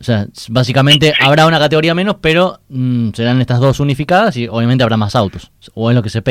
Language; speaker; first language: Spanish; native; Spanish